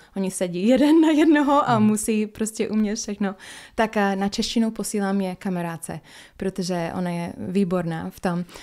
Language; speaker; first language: Czech; non-native, fluent; English